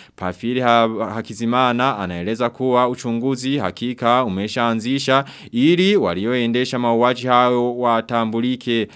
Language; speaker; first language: Swahili; non-native, local second language; Rundi